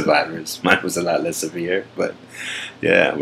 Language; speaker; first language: English; native; English